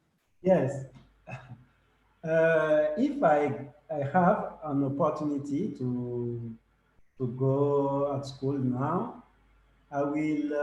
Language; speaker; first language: English; non-native, learner; French